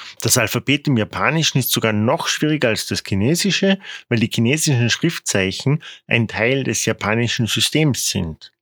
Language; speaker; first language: German; non-native, fluent; Korean